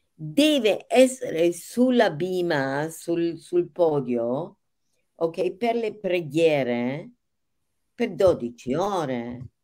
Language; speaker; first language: Italian; non-native, fluent; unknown